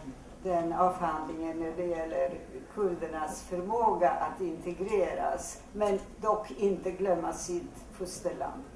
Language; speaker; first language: Swedish; non-native, fluent; Polish